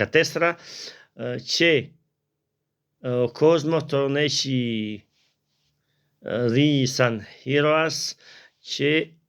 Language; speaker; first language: Greek; non-native, learner; Albanian